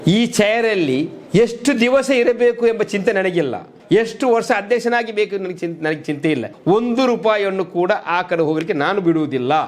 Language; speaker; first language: Kannada; non-native, local second language; Badaga